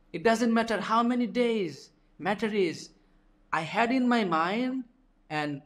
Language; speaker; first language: English; non-native, local second language; Bangla